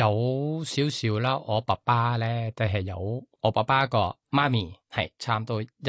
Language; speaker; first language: Cantonese; non-native, learner; Thai